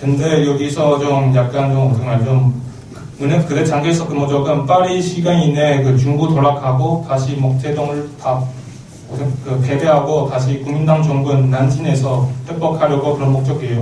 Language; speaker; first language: Korean; non-native, learner; Chinese